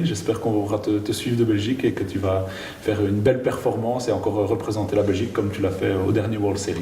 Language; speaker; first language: French; native; French